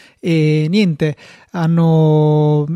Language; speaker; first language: Italian; native; Italian